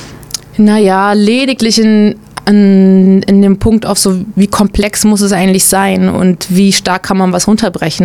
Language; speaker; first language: German; native; German